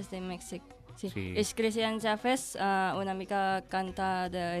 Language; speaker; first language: Catalan; non-native, learner; Indonesian